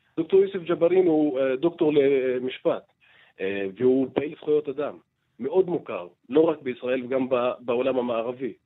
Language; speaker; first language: Hebrew; non-native, local second language; Arabic